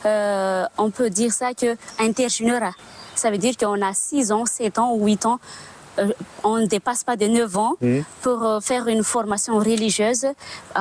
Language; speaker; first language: French; non-native, local second language; Malagasy